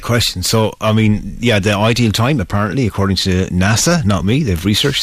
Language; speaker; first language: English; native; English